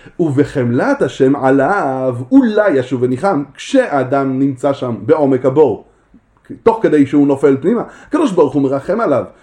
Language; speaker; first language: Hebrew; native; Hebrew